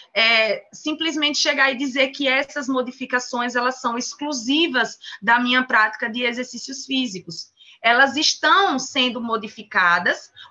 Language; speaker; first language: Portuguese; native; Portuguese